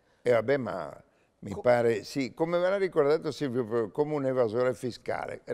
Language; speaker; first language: Italian; native; Italian